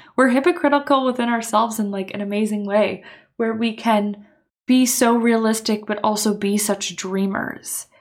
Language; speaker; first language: English; native; English